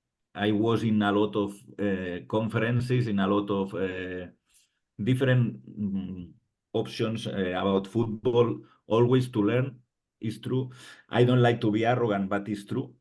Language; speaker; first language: English; non-native, fluent; Spanish